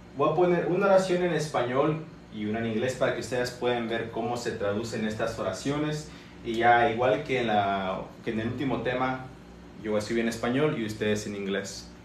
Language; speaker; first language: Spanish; early bilingual, heritage; Spanish